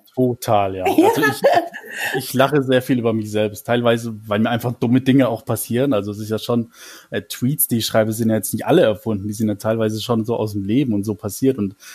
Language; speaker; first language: German; native; German